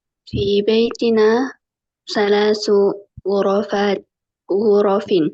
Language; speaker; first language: Arabic; non-native, learner; Indonesian